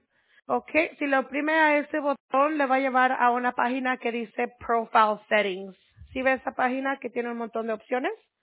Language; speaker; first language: Spanish; early bilingual, heritage; Spanish